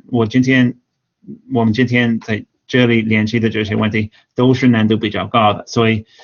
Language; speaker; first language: Chinese; non-native, fluent; English